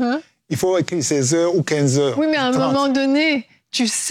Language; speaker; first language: French; native; French